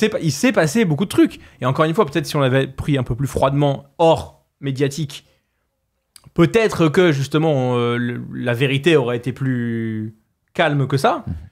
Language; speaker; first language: French; native; French